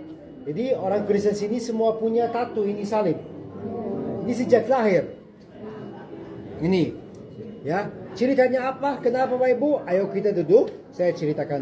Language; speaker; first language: Indonesian; non-native, fluent; Arabic